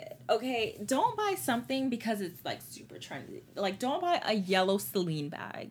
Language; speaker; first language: English; native; English